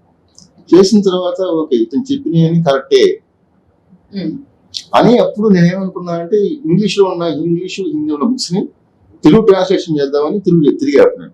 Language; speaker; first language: Telugu; native; Telugu